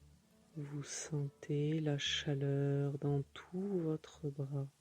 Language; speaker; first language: French; native; French